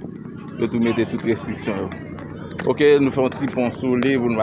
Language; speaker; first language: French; non-native, local second language; Haitian Creole